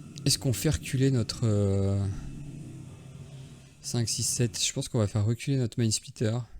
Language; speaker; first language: French; native; French